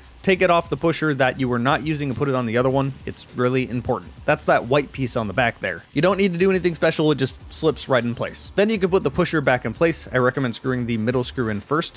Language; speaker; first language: English; native; English